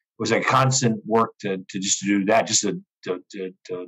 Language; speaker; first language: English; native; English